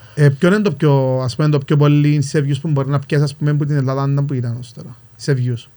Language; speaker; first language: Greek; native; Greek